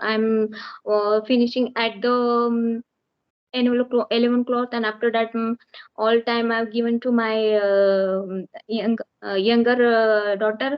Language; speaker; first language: English; non-native, learner; Marathi